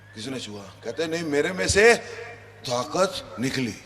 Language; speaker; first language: Hindi; non-native, local second language; Punjabi